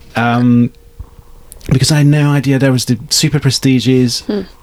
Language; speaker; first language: English; non-native, fluent; Hungarian